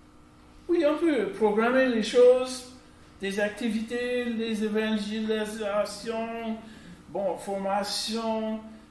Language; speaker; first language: French; non-native, fluent; English